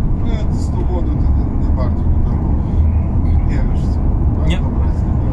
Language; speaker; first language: Polish; non-native, learner; Russian